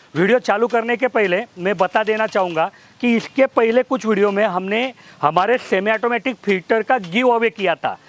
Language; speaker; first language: Hindi; non-native, local second language; Marathi